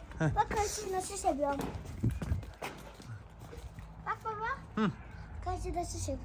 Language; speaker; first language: Turkish; early bilingual, heritage; Turkish